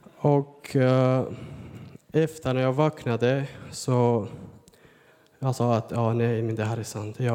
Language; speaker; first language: Swedish; non-native, learner; Persian